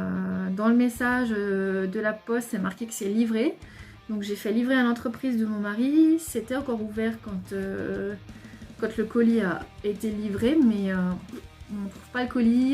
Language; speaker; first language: French; native; French